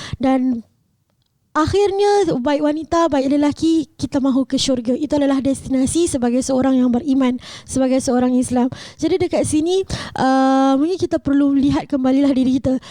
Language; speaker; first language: Malay; native; Malay